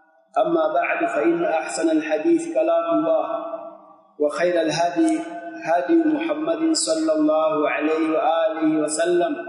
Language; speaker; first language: Arabic; non-native, fluent; Swahili